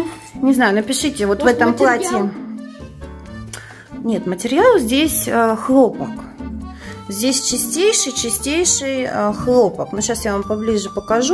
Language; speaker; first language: Russian; native; Russian